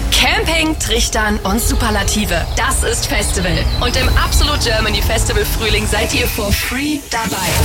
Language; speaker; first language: German; native; German